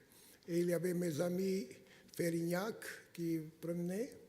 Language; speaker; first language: French; non-native, fluent; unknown